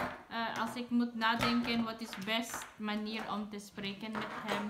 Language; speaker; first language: Dutch; non-native, learner; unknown